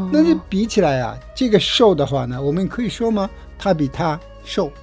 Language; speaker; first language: Chinese; non-native, fluent; Japanese